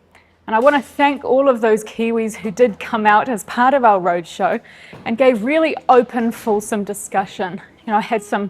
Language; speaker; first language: English; native; English